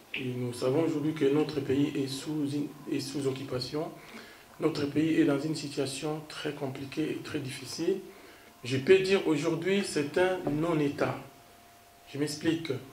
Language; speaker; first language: French; non-native, local second language; Kongo